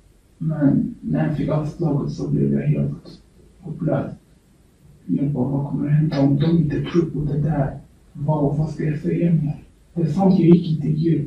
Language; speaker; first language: Swedish; early bilingual, other home language; Kurdish